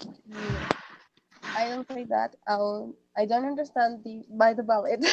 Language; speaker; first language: English; non-native, learner; Spanish